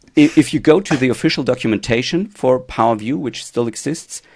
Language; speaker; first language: English; non-native, fluent; German